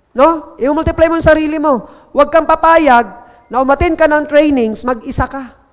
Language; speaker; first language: Filipino; non-native, local second language; Cebuano